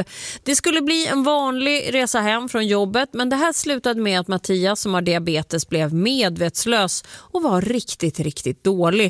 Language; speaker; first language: Swedish; native; Swedish